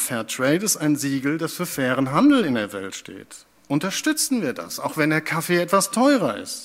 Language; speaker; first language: German; native; German